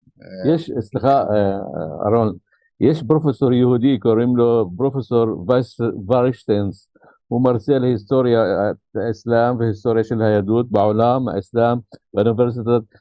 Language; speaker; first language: Hebrew; non-native, local second language; Arabic